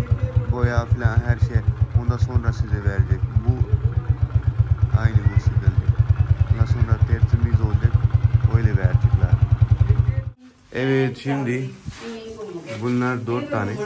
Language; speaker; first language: Turkish; non-native, learner; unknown